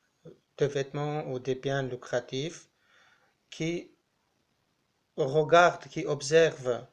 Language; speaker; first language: French; non-native, learner; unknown